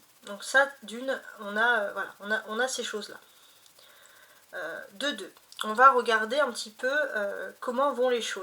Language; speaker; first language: French; native; French